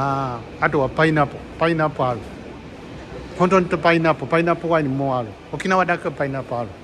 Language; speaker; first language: Japanese; non-native, learner; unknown